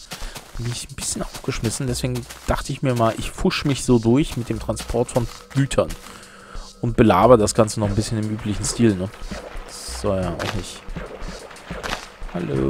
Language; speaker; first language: German; native; German